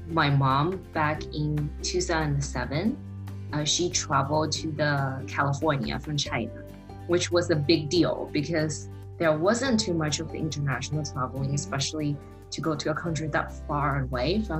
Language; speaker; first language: English; non-native, fluent; Chinese